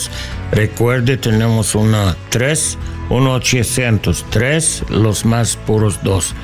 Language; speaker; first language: Spanish; non-native, learner; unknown